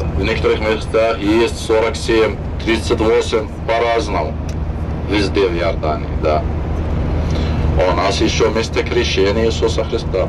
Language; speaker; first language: Russian; non-native, fluent; Arabic